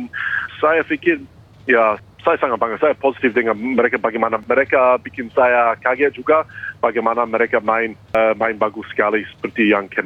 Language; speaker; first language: Indonesian; non-native, fluent; English